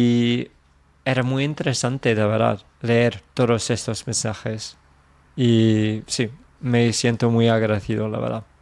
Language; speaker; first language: Spanish; non-native, fluent; English